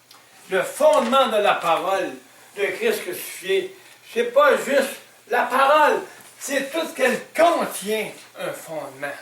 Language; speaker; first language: French; native; French